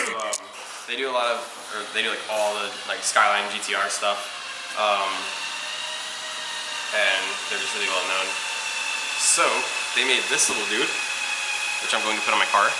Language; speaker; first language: English; native; English